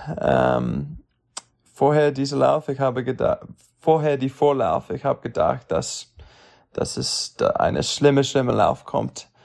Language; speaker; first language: German; non-native, learner; English